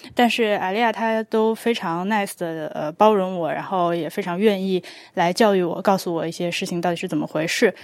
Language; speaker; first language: Chinese; native; Chinese